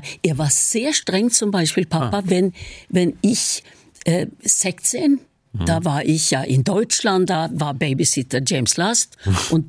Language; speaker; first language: German; non-native, fluent; Norwegian